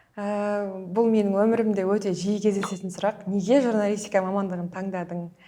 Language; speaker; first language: Kazakh; early bilingual, heritage; Kazakh